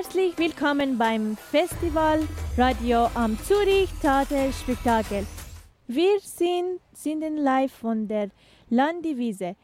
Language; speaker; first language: German; non-native, learner; Persian